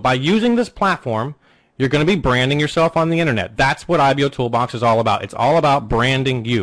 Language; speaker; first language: English; native; English